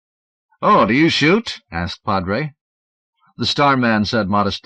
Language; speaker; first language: English; native; English